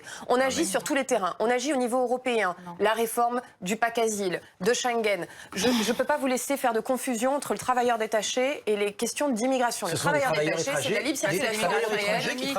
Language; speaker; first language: French; native; French